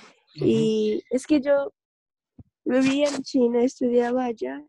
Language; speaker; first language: Spanish; non-native, learner; Russian